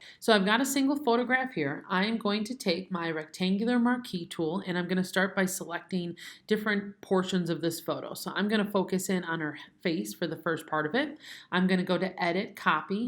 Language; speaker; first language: English; native; English